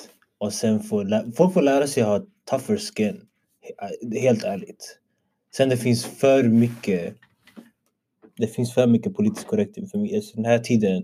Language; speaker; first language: Swedish; early bilingual, other home language; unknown